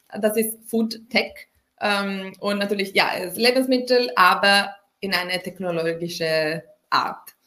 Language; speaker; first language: German; non-native, fluent; Italian